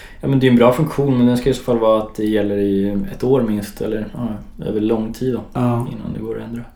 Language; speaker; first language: Swedish; native; Swedish